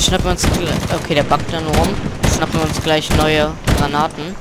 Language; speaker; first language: German; native; German